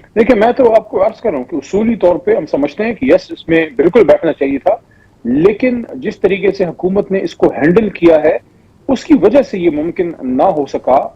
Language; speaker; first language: Urdu; non-native, local second language; Pashto